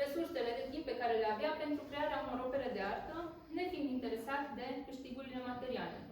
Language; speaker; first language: Romanian; native; Romanian